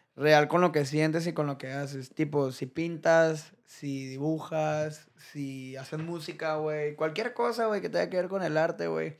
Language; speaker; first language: Spanish; native; Spanish